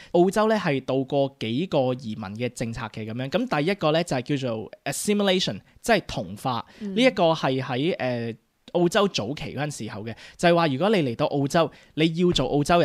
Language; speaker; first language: Cantonese; native; Cantonese